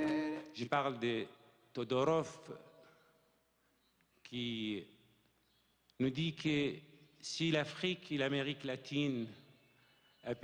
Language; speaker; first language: French; non-native, fluent; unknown